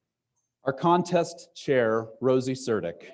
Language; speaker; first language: English; native; English